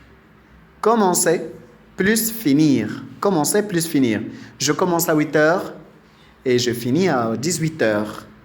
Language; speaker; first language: French; non-native, local second language; Arabic